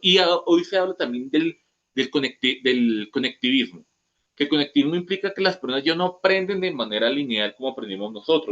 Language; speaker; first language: Spanish; native; Spanish